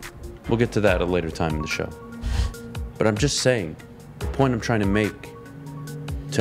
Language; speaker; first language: English; native; English